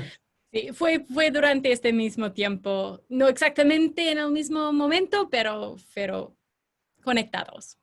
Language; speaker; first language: Spanish; non-native, fluent; English